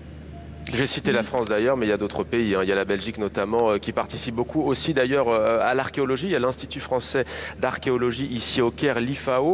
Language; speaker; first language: French; native; French